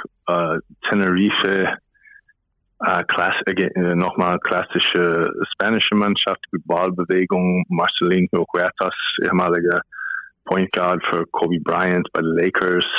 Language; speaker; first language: German; non-native, fluent; English